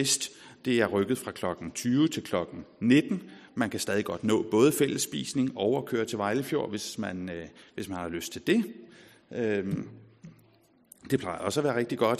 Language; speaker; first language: Danish; native; Danish